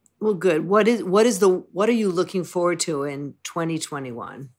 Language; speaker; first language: English; native; English